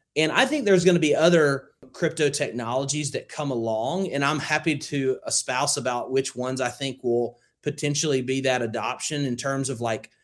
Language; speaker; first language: English; native; English